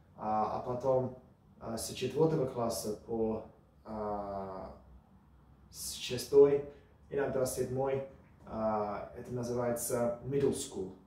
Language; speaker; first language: Russian; early bilingual, heritage; Russian